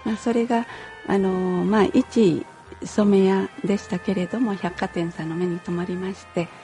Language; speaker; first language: Japanese; native; Japanese